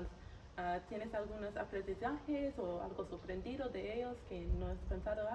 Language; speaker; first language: Spanish; non-native, learner; English